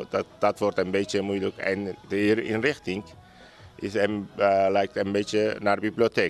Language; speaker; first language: Dutch; non-native, learner; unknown